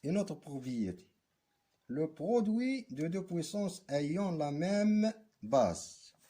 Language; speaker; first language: French; non-native, local second language; Arabic